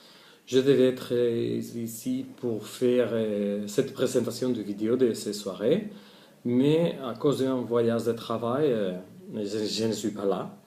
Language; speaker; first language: French; non-native, learner; Spanish